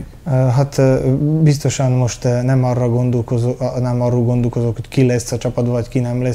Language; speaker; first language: Hungarian; early bilingual, heritage; Hungarian